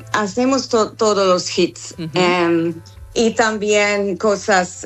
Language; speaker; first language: Spanish; non-native, learner; English